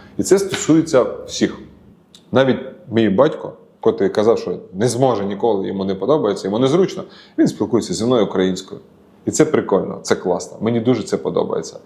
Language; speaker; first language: Ukrainian; non-native, local second language; Russian